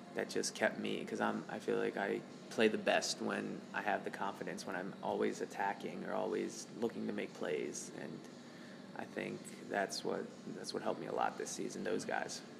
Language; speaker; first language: English; native; English